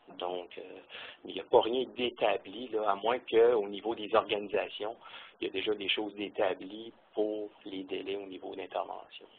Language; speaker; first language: French; native; French